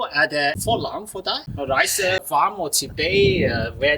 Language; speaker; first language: Danish; non-native, learner; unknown